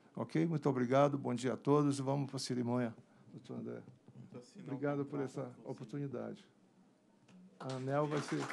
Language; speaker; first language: Portuguese; native; Portuguese